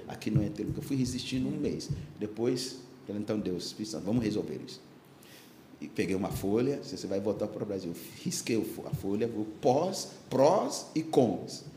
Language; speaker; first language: Portuguese; non-native, fluent; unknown